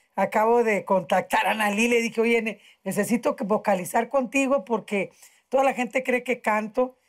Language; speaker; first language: Spanish; native; Spanish